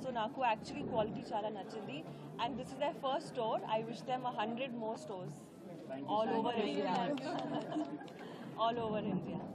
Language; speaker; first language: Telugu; non-native, local second language; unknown